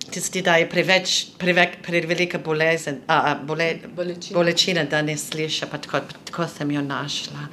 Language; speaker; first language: Slovenian; non-native, fluent; English